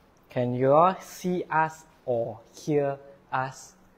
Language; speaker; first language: English; non-native, local second language; Chinese